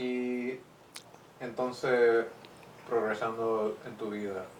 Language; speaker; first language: Spanish; early bilingual, heritage; English